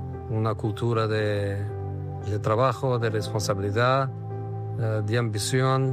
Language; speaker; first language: Spanish; non-native, fluent; Portuguese